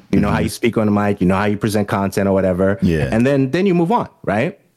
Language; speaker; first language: English; early bilingual, other home language; Haitian Creole